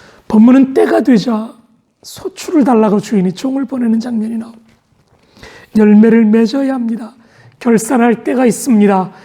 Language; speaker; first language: Korean; native; Korean